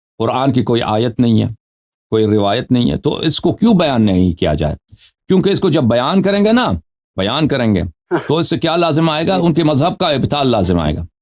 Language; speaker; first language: Urdu; non-native, fluent; Persian